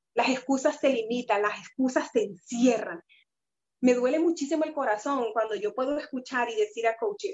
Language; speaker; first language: Spanish; native; Spanish